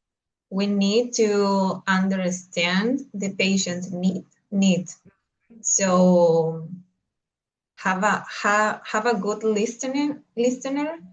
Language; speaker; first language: English; non-native, learner; Spanish